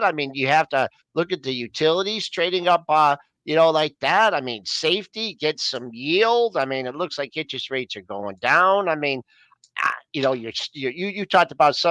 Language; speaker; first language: English; native; English